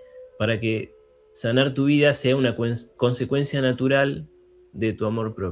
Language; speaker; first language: Spanish; native; Spanish